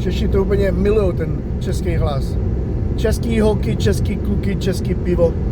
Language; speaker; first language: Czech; non-native, fluent; English